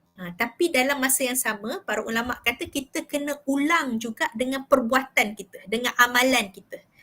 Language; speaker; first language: Malay; native; Malay